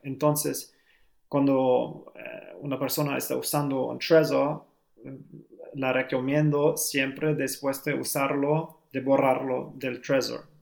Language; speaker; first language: Spanish; non-native, learner; German